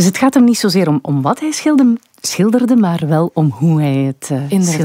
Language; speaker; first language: Dutch; native; Dutch